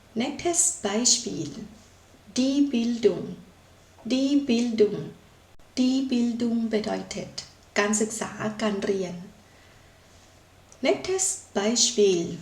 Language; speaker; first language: German; non-native, learner; Thai